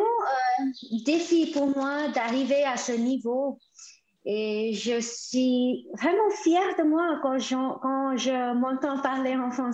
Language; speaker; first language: French; non-native, fluent; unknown